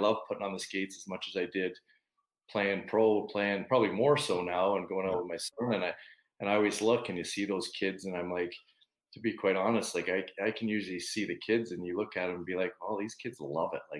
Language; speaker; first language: English; native; English